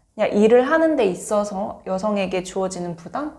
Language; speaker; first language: Korean; native; Korean